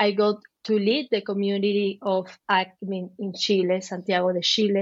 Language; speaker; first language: English; non-native, learner; Spanish